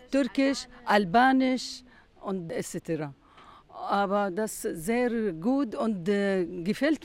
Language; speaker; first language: German; non-native, learner; Arabic